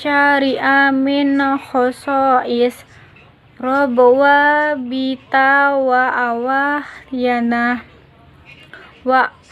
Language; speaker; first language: Arabic; non-native, learner; Indonesian